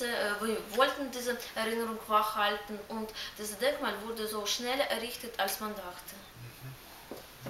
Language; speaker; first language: German; non-native, learner; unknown